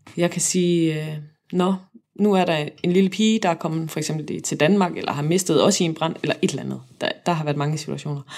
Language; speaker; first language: Danish; native; Danish